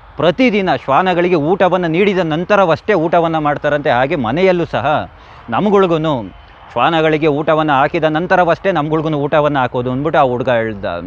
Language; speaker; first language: Kannada; native; Kannada